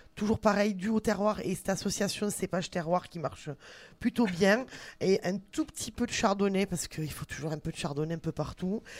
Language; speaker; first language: French; native; French